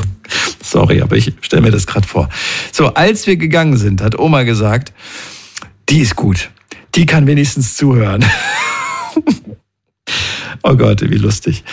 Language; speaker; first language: German; native; German